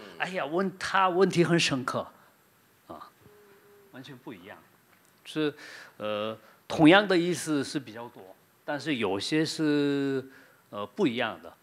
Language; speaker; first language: Chinese; non-native, fluent; Korean